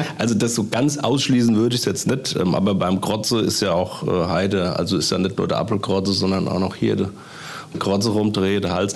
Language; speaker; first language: German; native; German